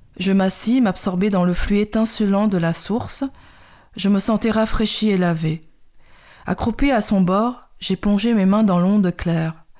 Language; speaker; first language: French; early bilingual, other home language; Khmer